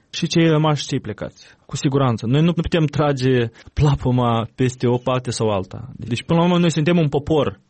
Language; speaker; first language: Romanian; native; Romanian